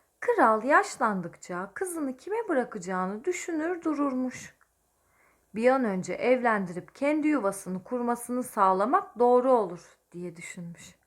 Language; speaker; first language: Turkish; native; Turkish